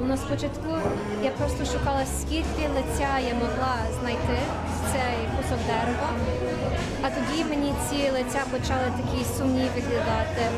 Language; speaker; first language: Ukrainian; early bilingual, heritage; Ukrainian